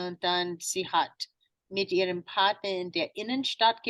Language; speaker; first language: German; non-native, fluent; English